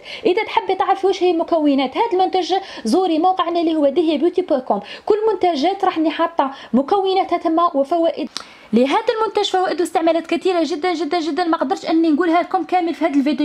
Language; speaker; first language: Arabic; native; Arabic